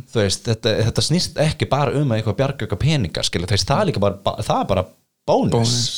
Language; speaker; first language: Icelandic; early bilingual, heritage; English